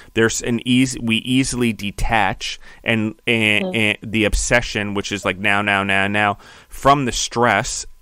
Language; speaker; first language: English; native; English